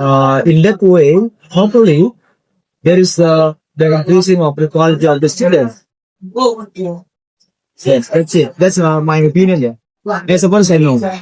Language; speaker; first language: English; non-native, fluent; Indonesian